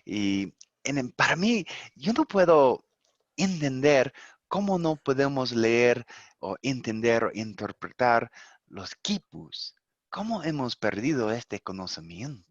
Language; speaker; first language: Spanish; non-native, fluent; English